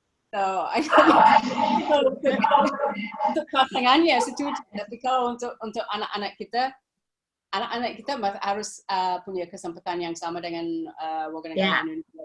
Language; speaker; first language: Indonesian; non-native, fluent; English